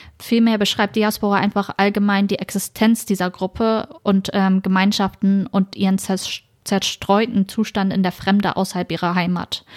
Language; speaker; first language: German; native; German